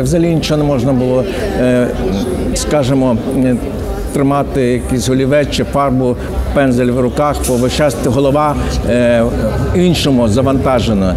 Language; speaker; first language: Ukrainian; native; Ukrainian